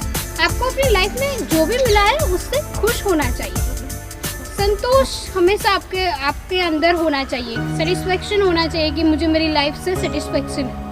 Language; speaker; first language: Hindi; non-native, local second language; Gujarati